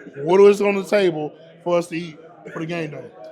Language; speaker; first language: English; native; English